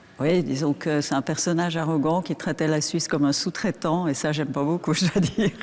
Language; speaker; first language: French; native; French